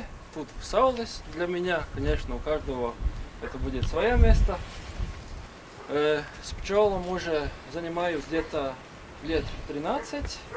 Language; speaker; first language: Russian; non-native, learner; Latvian